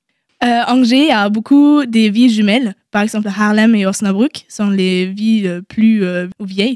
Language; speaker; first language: French; non-native, learner; German